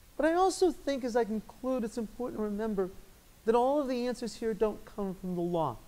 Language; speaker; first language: English; native; English